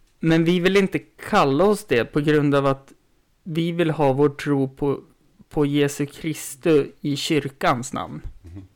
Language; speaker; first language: Swedish; native; Swedish